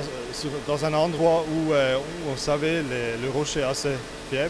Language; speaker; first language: French; non-native, local second language; Italian